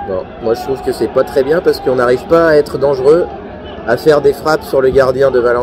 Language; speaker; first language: French; native; French